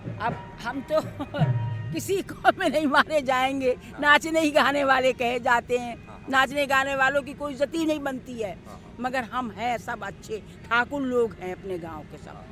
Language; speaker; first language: Hindi; native; Hindi